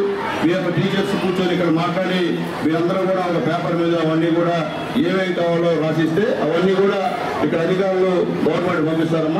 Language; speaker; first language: Telugu; native; Telugu